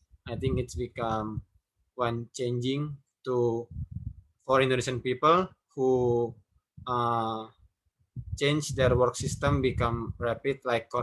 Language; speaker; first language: English; non-native, learner; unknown